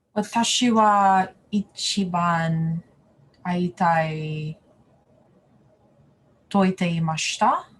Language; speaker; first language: Japanese; non-native, learner; English